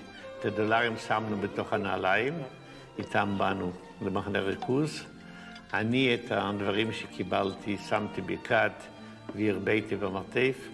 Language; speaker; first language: Hebrew; non-native, fluent; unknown